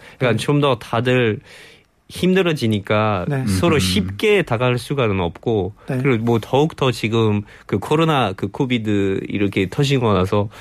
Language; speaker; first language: Korean; non-native, fluent; French